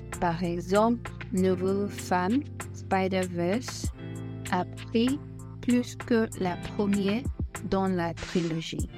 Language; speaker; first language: French; non-native, learner; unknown